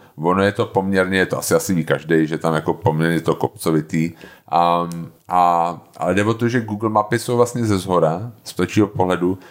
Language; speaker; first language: Czech; native; Czech